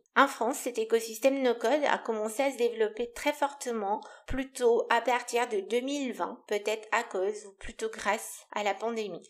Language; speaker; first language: French; non-native, fluent; Romanian